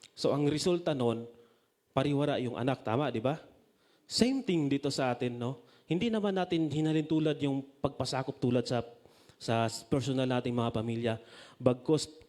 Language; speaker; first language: Filipino; non-native, local second language; Masbatenyo